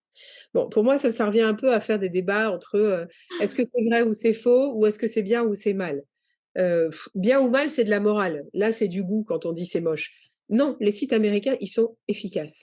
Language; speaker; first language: French; native; French